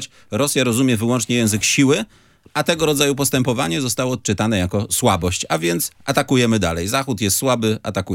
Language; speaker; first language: Polish; native; Polish